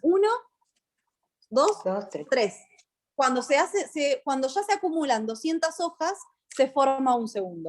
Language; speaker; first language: Spanish; native; Spanish